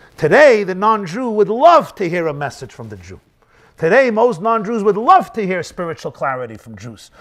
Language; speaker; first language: English; native; English